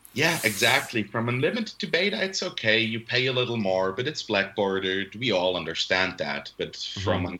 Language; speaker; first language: English; non-native, fluent; Swiss German